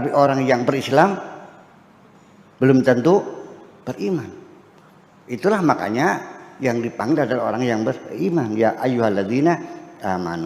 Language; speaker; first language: Indonesian; native; Indonesian